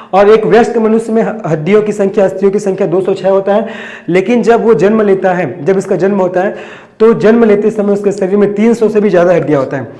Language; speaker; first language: Hindi; native; Hindi